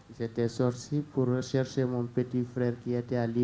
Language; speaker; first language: French; non-native, learner; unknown